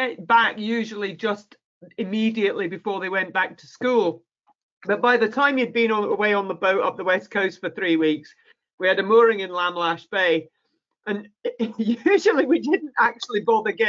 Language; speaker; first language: English; native; English